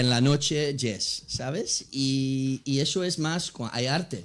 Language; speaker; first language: Spanish; non-native, fluent; Dutch